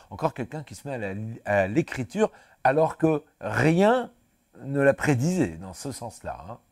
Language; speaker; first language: French; native; French